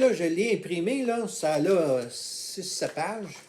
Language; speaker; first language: French; native; French